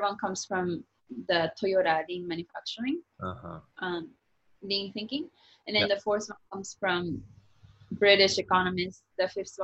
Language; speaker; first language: English; non-native, fluent; Japanese